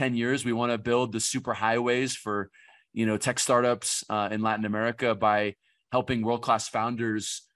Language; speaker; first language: English; native; English